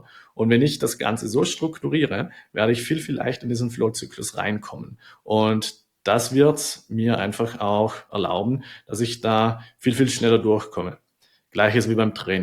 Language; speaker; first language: German; native; German